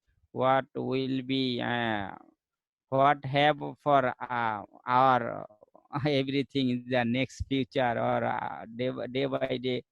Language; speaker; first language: English; non-native, learner; Bangla